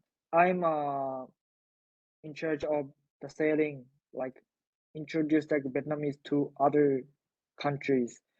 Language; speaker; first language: English; non-native, learner; Japanese